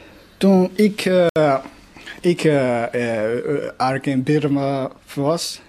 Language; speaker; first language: Dutch; non-native, learner; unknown